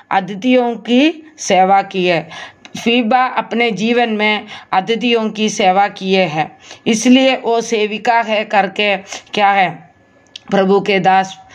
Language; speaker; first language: Hindi; non-native, local second language; Malayalam